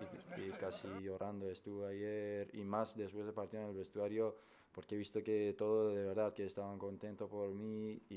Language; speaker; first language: Spanish; non-native, fluent; Persian